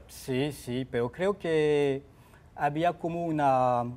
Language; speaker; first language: Spanish; non-native, fluent; French